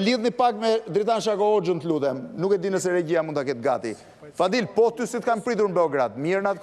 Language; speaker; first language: Albanian; native; Albanian